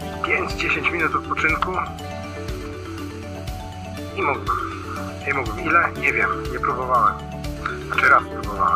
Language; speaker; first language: Polish; native; Polish